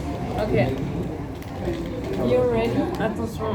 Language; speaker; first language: French; native; French